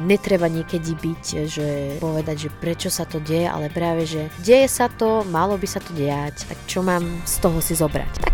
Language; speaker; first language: Slovak; non-native, fluent; Arabic